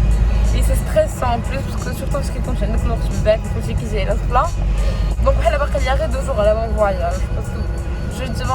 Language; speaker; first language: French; non-native, local second language; Arabic